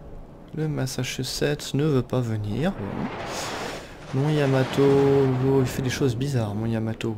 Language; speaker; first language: French; native; French